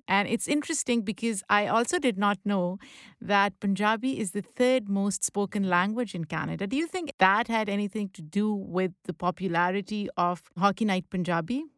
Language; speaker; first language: English; non-native, local second language; Pashto